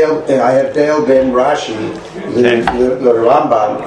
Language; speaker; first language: Hebrew; non-native, learner; English